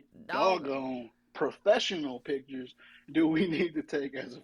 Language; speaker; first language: English; native; English